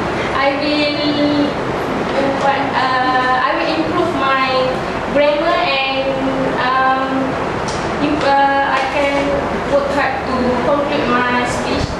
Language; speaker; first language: English; non-native, learner; Malay